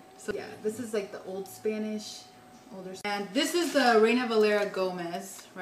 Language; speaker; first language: English; native; English